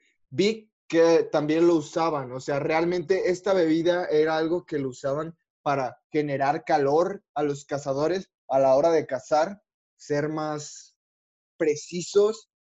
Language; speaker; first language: Spanish; native; Spanish